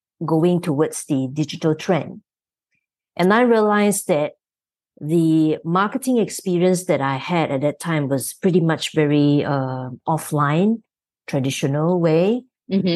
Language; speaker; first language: English; non-native, local second language; Chinese